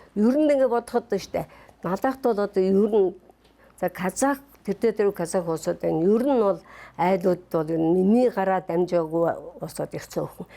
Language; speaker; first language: Mongolian; non-native, local second language; Kazakh